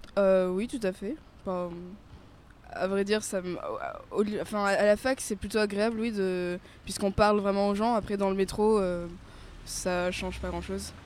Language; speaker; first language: French; non-native, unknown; Arabic